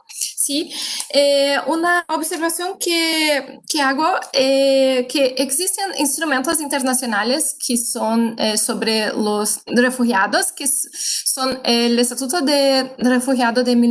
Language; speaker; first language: Spanish; non-native, fluent; Portuguese